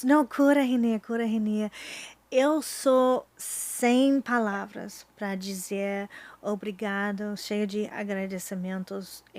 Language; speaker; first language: Portuguese; non-native, fluent; English